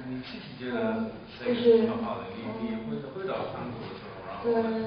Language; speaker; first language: Chinese; non-native, learner; German